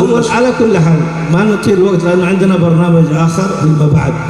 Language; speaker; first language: Arabic; native; Arabic